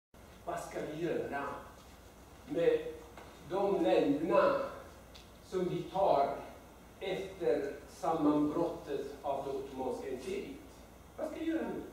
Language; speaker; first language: Swedish; non-native, fluent; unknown